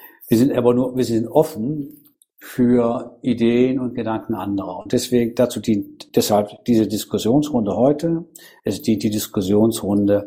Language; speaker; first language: German; native; German